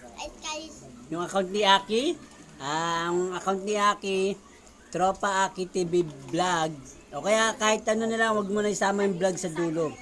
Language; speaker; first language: Filipino; native; Filipino